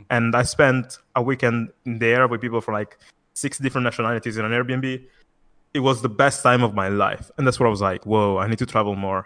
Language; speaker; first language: English; non-native, fluent; Italian